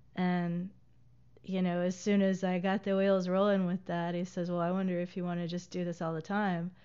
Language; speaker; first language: English; native; English